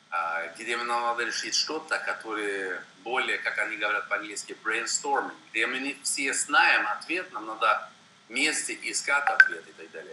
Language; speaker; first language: Russian; non-native, fluent; Swedish